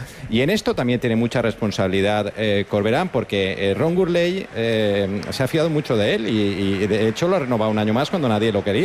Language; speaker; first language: Spanish; native; Spanish